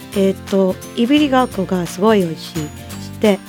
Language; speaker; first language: Japanese; non-native, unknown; English